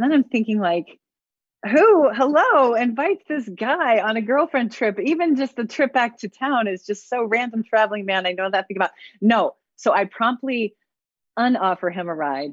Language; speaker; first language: English; native; English